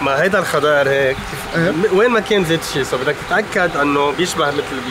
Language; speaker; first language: Arabic; native; Arabic